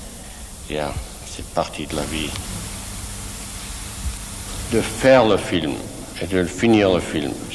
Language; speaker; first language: French; non-native, fluent; Swiss German